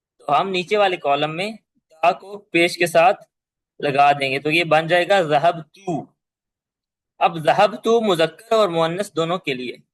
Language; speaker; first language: Urdu; native; Urdu